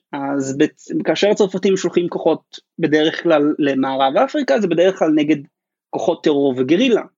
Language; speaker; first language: Hebrew; native; Hebrew